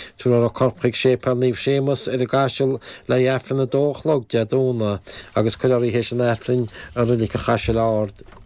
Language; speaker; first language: Irish; native; Irish